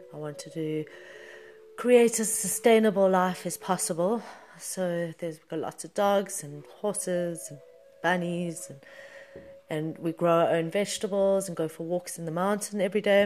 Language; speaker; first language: English; native; English